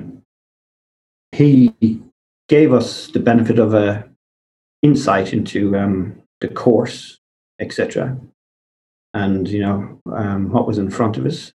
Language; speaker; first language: English; native; English